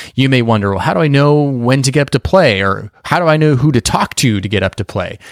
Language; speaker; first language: English; native; English